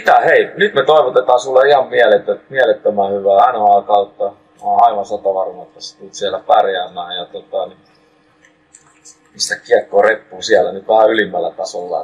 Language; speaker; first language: Finnish; native; Finnish